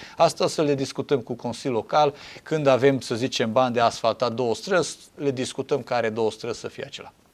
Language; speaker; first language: Romanian; non-native, local second language; Hungarian